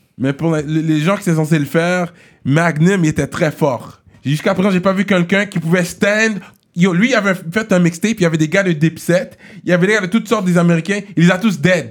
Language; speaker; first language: French; native; French